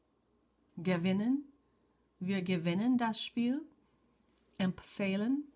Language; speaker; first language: German; non-native, fluent; English